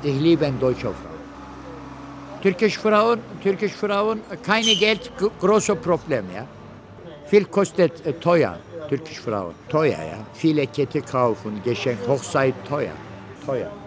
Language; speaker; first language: German; non-native, learner; Turkish